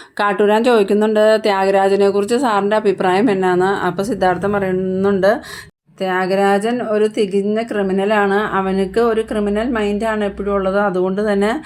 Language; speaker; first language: Malayalam; native; Malayalam